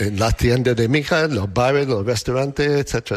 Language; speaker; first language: Spanish; non-native, learner; English